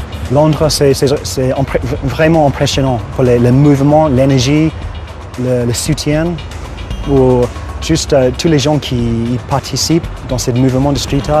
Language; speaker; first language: French; non-native, fluent; English